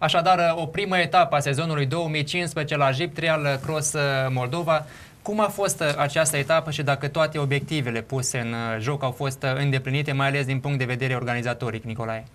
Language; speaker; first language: Romanian; native; Romanian